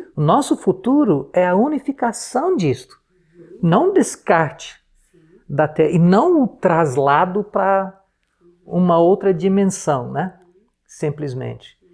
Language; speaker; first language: Portuguese; non-native, fluent; English